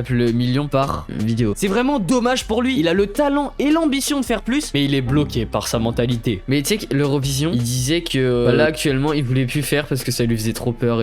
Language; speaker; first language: French; native; French